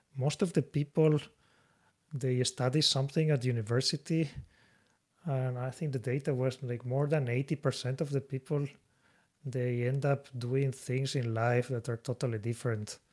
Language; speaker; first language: English; non-native, fluent; Spanish